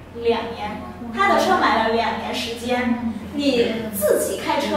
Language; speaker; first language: Chinese; non-native, fluent; Vietnamese